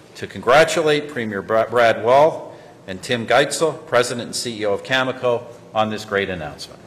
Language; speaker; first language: English; native; English